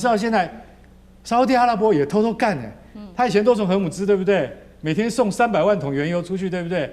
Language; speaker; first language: Chinese; native; Chinese